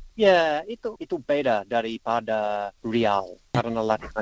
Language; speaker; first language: Indonesian; non-native, learner; English